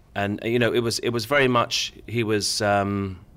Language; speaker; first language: English; native; English